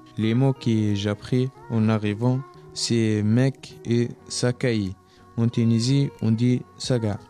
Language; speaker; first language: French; non-native, local second language; Arabic